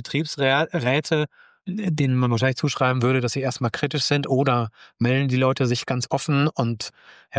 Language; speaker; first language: German; native; German